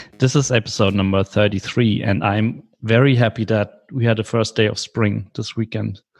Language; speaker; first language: English; non-native, fluent; German